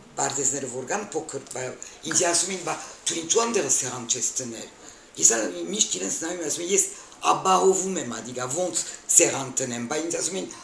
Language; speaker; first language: Armenian; early bilingual, heritage; Armenian